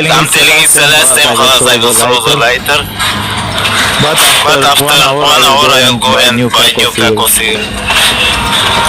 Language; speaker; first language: English; non-native, learner; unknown